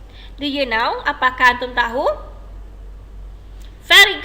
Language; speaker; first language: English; non-native, fluent; Indonesian